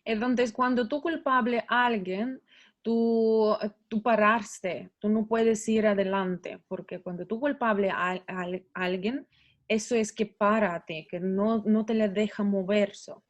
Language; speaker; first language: Spanish; non-native, learner; Russian